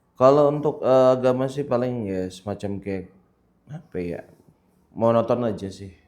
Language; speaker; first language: Indonesian; native; Indonesian